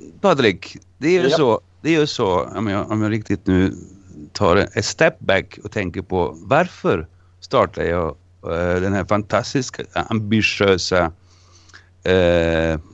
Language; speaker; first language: Swedish; non-native, fluent; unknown